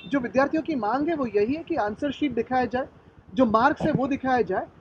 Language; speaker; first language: Hindi; non-native, local second language; Marathi